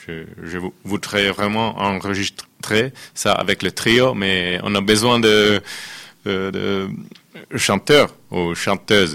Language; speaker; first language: French; non-native, fluent; Finnish